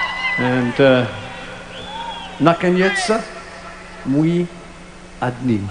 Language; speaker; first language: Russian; non-native, learner; English